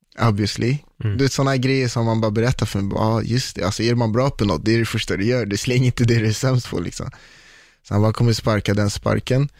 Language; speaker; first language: Swedish; early bilingual, other home language; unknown